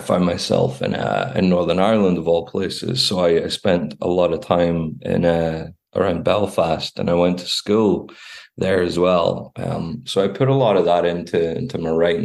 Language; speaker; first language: English; native; English